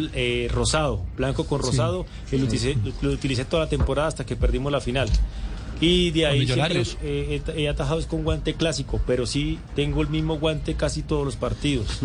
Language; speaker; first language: Spanish; native; Spanish